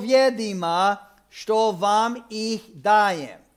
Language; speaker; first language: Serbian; non-native, fluent; English